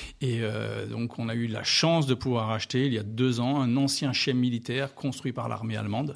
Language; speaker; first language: French; native; French